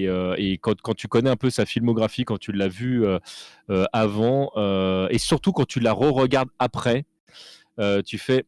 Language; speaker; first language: French; native; French